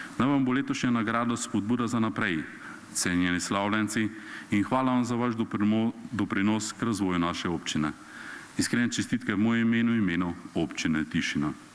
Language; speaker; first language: Slovenian; native; Slovenian